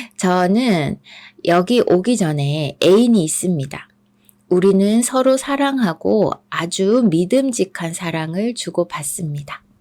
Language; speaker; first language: Korean; native; Korean